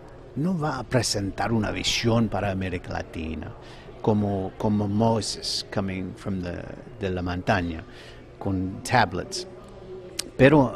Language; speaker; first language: Spanish; non-native, fluent; English